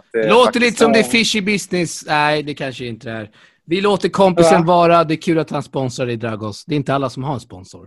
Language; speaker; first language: Swedish; native; Swedish